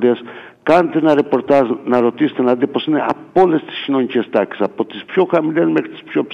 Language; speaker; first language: Greek; native; Greek